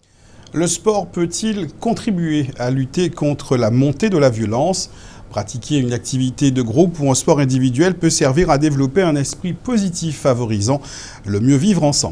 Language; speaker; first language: French; native; French